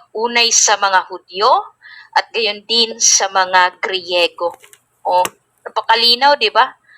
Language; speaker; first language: Filipino; native; Filipino